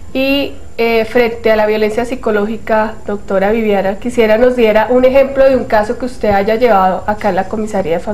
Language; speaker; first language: Spanish; native; Spanish